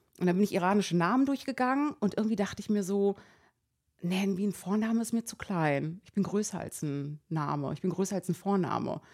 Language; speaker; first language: German; early bilingual, other home language; Persian